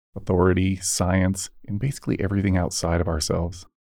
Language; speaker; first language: English; native; English